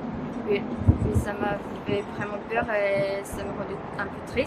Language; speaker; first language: French; non-native, fluent; Japanese